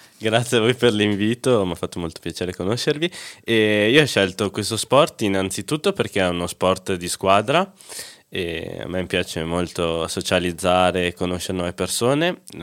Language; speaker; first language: Italian; native; Italian